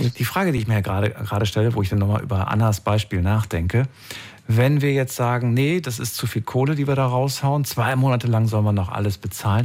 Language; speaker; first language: German; native; German